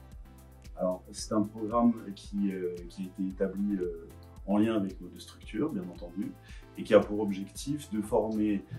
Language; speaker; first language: French; native; French